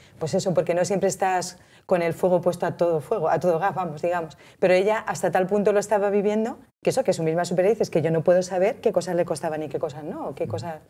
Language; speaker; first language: Spanish; native; Spanish